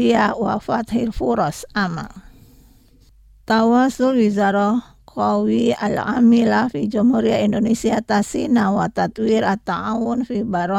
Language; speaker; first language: Arabic; non-native, fluent; Indonesian